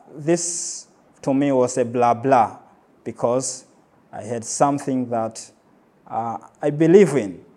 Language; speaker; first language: English; non-native, local second language; Swahili